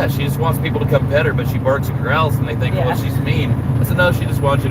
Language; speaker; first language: English; native; English